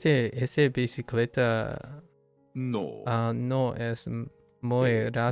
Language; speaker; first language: Spanish; non-native, learner; English